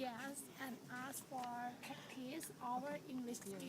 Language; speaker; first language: English; non-native, learner; Thai